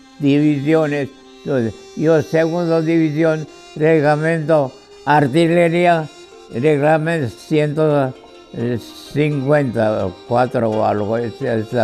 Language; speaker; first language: Spanish; non-native, fluent; Georgian